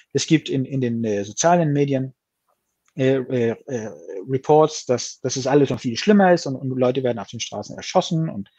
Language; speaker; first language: German; non-native, fluent; Danish